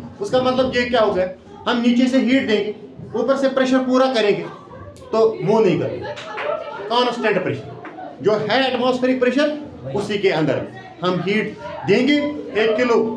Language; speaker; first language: Hindi; non-native, local second language; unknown